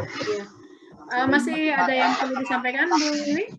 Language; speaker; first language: Indonesian; native; Indonesian